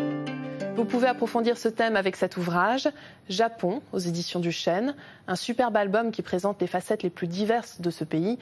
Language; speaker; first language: French; native; French